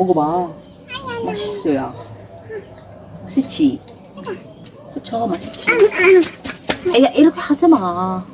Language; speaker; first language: Korean; non-native, learner; Cebuano